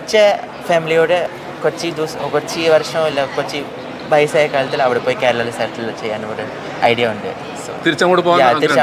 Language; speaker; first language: Malayalam; early bilingual, heritage; Malayalam